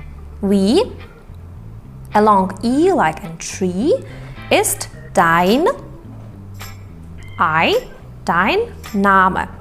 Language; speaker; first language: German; non-native, fluent; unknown